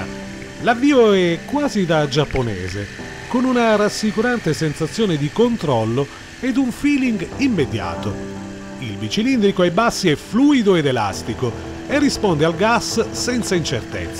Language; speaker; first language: Italian; native; Italian